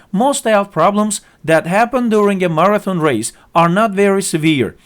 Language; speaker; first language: English; non-native, fluent; Turkish